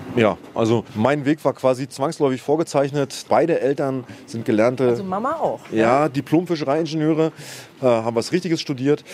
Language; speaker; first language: German; native; German